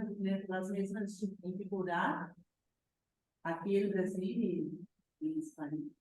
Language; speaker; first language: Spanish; non-native, fluent; Portuguese